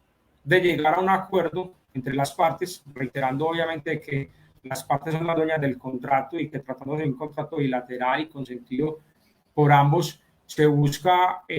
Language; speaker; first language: Spanish; native; Spanish